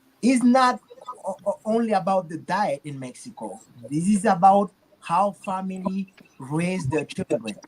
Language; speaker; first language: English; non-native, learner; Haitian Creole